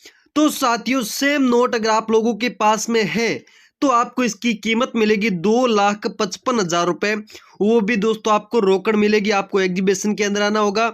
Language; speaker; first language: Hindi; native; Hindi